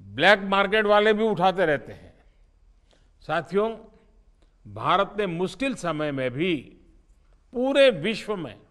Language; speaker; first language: Hindi; non-native, local second language; Gujarati